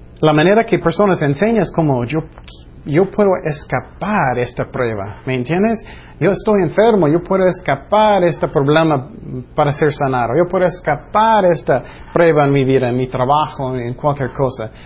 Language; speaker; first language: Spanish; non-native, fluent; English